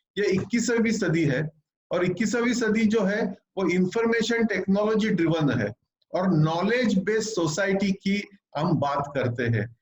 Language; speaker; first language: Hindi; non-native, local second language; Marathi